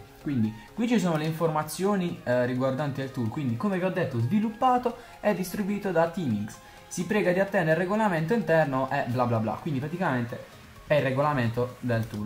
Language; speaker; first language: Italian; native; Italian